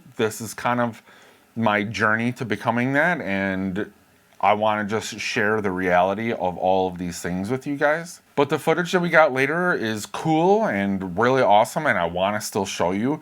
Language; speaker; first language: English; native; English